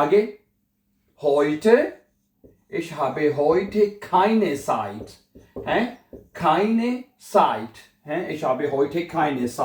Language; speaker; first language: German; non-native, fluent; Urdu